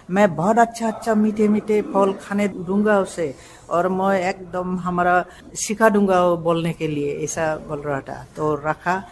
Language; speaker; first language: Hindi; non-native, local second language; Bodo